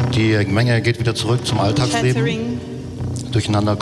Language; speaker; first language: German; native; German